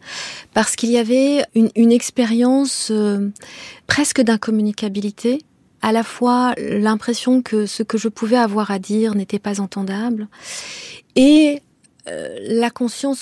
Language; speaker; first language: French; non-native, local second language; Kinyarwanda